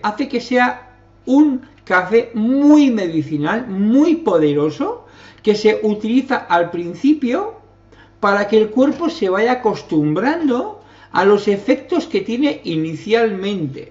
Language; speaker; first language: Spanish; native; Spanish